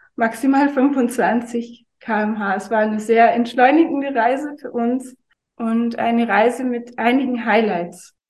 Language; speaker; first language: German; native; German